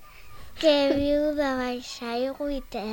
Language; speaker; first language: Catalan; non-native, local second language; Spanish